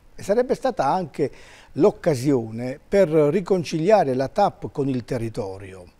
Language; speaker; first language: Italian; native; Italian